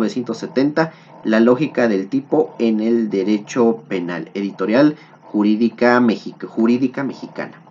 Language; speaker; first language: Spanish; native; Spanish